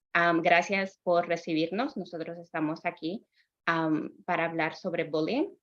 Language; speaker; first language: Spanish; early bilingual, heritage; Spanish